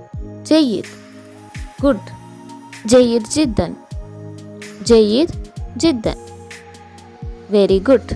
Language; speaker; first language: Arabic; non-native, fluent; Malayalam